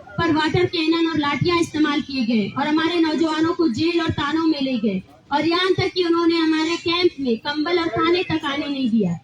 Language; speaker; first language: Urdu; non-native, local second language; Baluchi